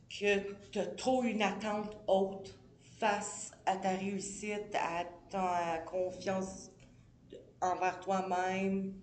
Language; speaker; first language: French; native; French